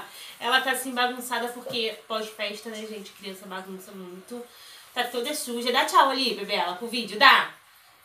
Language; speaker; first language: Portuguese; native; Portuguese